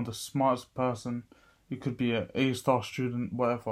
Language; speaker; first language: English; native; English